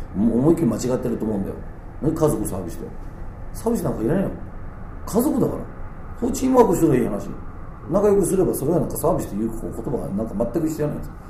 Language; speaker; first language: Japanese; non-native, fluent; Danish